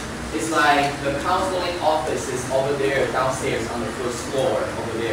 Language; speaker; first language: English; non-native, fluent; Chinese